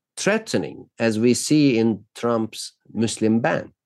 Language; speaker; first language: English; non-native, fluent; Turkish